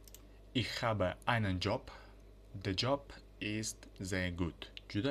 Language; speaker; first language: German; non-native, fluent; Uzbek